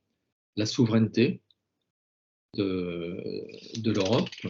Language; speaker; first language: French; native; French